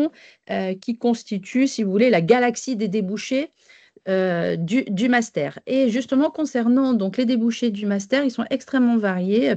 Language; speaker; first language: French; native; French